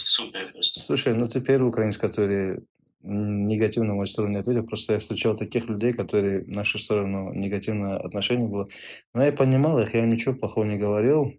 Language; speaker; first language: Russian; non-native, local second language; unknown